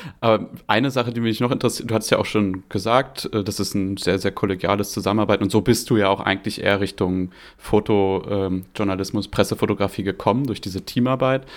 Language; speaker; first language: German; native; German